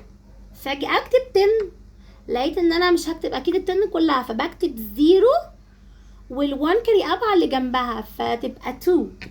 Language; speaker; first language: Arabic; native; Arabic